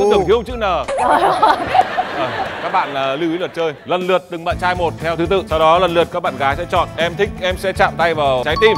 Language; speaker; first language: Vietnamese; native; Vietnamese